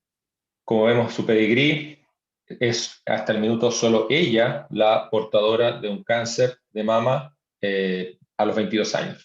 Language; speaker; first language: Spanish; native; Spanish